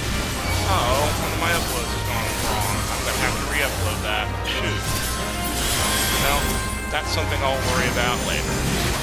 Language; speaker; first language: English; native; English